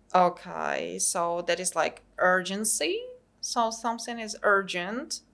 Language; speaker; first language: English; non-native, fluent; Ukrainian